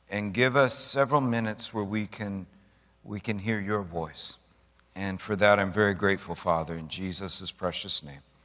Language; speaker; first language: English; native; English